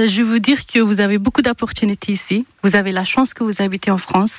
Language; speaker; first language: French; non-native, fluent; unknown